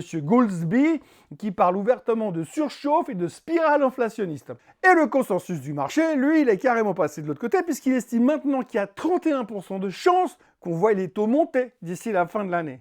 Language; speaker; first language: French; native; French